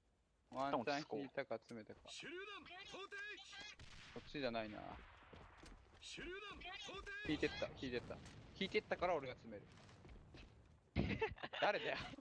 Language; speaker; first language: Japanese; native; Japanese